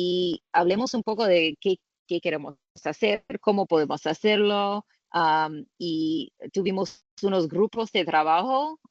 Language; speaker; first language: Spanish; non-native, learner; English